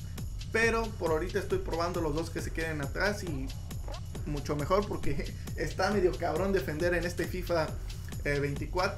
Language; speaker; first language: Spanish; native; Spanish